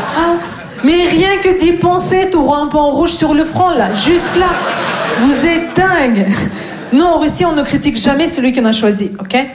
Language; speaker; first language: French; non-native, fluent; Russian